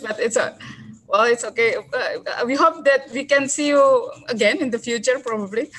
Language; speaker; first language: English; non-native, fluent; Indonesian